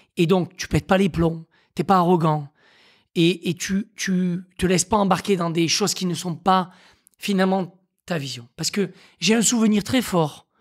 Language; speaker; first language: French; native; French